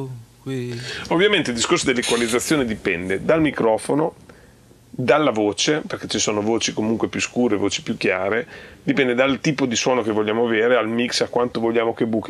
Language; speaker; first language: Italian; native; Italian